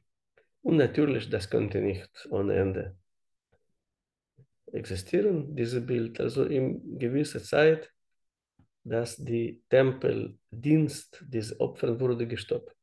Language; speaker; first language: German; non-native, learner; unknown